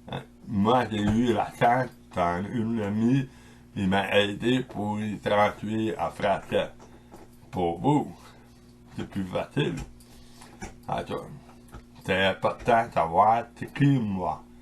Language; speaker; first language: French; non-native, local second language; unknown